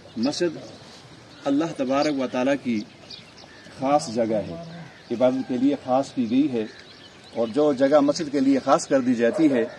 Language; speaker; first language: Urdu; non-native, local second language; Pashto